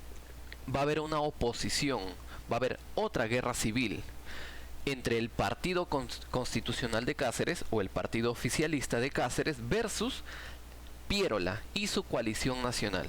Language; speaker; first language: Spanish; native; Spanish